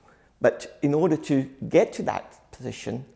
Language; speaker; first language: English; early bilingual, other home language; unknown